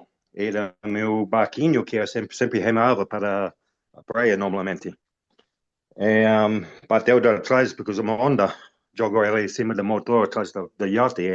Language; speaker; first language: Portuguese; non-native, fluent; English